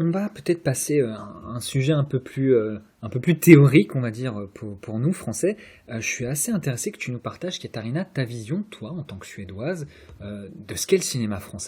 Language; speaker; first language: French; native; French